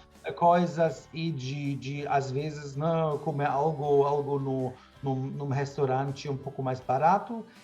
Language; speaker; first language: Portuguese; non-native, fluent; German